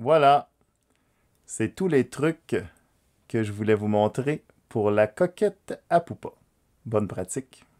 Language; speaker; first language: French; native; French